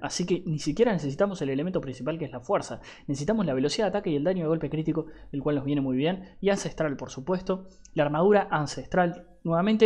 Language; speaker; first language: Spanish; native; Spanish